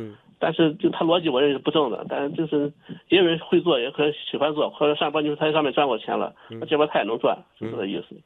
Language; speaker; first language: Chinese; native; Chinese